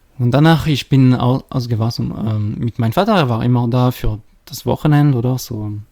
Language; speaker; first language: German; non-native, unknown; French